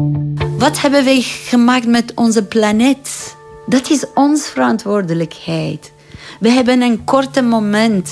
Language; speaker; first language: Dutch; non-native, fluent; Persian